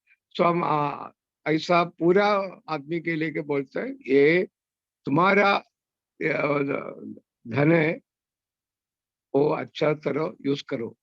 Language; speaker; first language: Hindi; non-native, learner; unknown